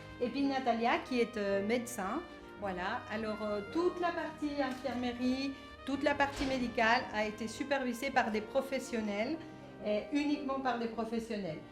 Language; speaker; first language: French; native; French